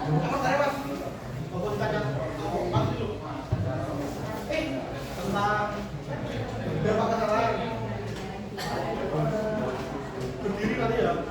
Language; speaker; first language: Indonesian; native; Indonesian